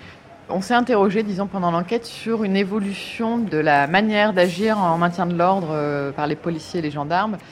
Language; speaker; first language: French; native; French